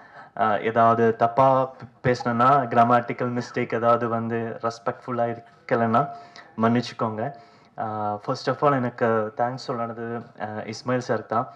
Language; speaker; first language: Tamil; non-native, learner; Malayalam